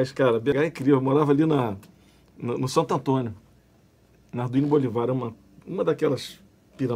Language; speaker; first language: Portuguese; native; Portuguese